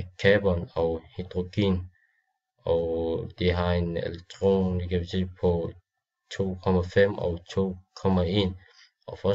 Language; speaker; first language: Danish; non-native, learner; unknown